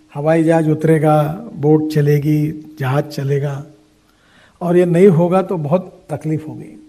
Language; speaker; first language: Hindi; non-native, local second language; Marathi